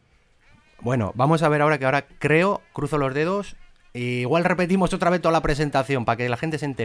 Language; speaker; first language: Spanish; native; Spanish